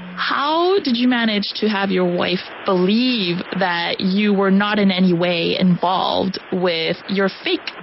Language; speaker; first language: English; non-native, fluent; Spanish